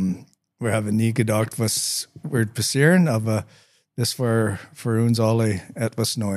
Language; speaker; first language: German; non-native, learner; English